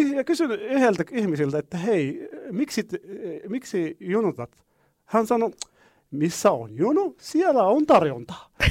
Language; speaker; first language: Finnish; non-native, learner; Arabic